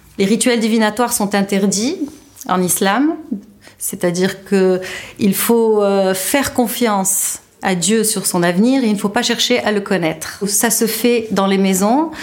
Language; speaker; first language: French; non-native, local second language; Arabic